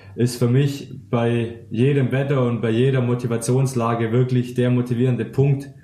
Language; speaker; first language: German; native; German